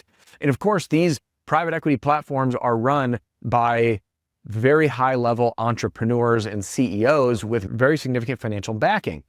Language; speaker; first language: English; native; English